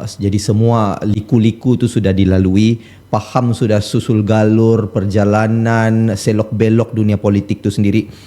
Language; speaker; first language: Malay; native; Malay